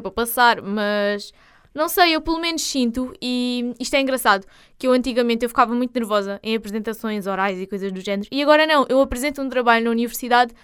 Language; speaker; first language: Portuguese; native; Portuguese